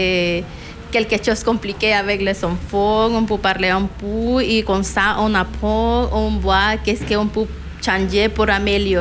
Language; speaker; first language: French; non-native, learner; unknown